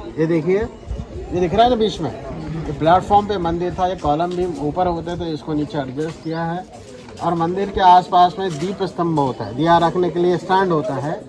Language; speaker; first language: Hindi; non-native, local second language; Marathi